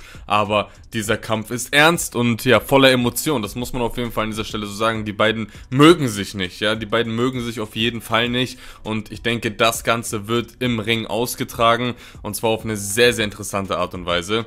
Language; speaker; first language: German; native; German